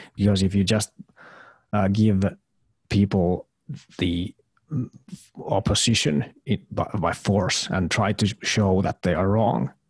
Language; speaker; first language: English; non-native, fluent; Finnish